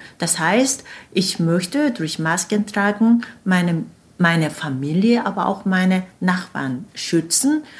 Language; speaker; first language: German; non-native, fluent; Korean